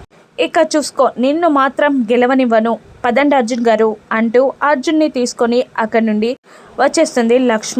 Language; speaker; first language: Telugu; native; Telugu